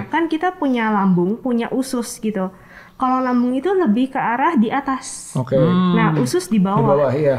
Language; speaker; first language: Indonesian; native; Indonesian